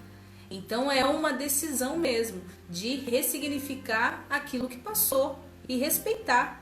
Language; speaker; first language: Portuguese; native; Portuguese